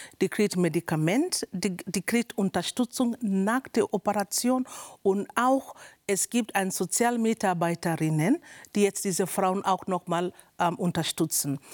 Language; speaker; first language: German; non-native, learner; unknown